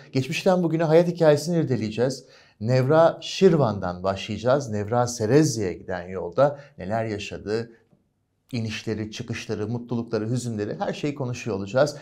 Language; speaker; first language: Turkish; native; Turkish